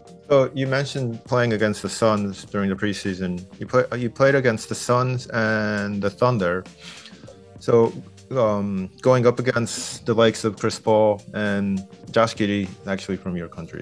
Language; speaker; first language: English; non-native, fluent; Japanese